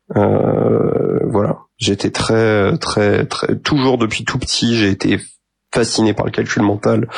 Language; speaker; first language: French; native; French